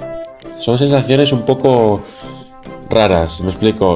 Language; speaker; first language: Spanish; native; Spanish